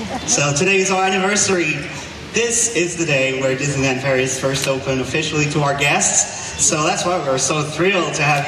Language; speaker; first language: English; non-native, fluent; French